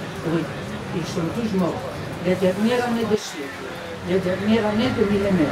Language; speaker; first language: French; non-native, fluent; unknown